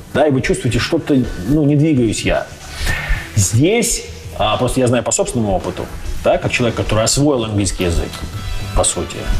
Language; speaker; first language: Russian; native; Russian